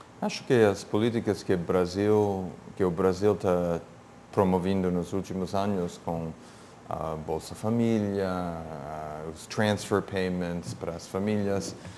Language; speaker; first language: Portuguese; non-native, fluent; English